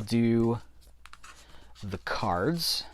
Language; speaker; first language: English; native; English